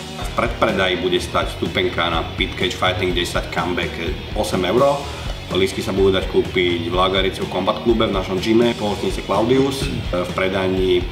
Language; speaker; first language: Slovak; native; Slovak